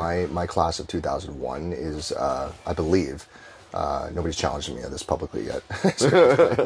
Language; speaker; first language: English; native; English